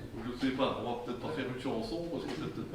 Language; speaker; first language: French; native; French